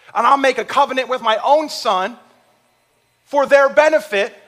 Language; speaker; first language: English; native; English